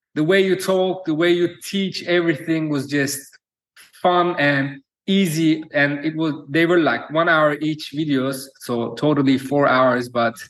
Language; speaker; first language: English; non-native, fluent; Turkish